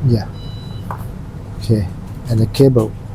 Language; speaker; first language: English; non-native, learner; Thai